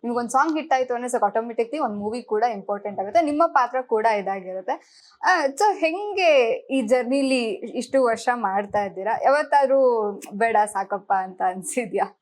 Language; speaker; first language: Kannada; native; Kannada